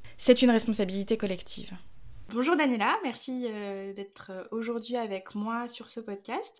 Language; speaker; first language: French; native; French